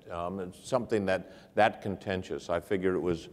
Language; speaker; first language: English; native; English